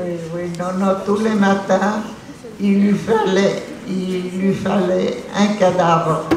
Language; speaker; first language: French; non-native, fluent; Polish